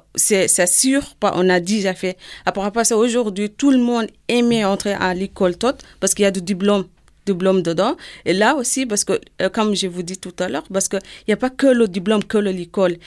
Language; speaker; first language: French; non-native, learner; Arabic